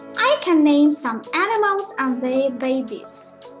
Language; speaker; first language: English; non-native, fluent; Ukrainian